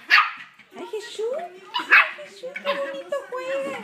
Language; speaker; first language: Spanish; native; Spanish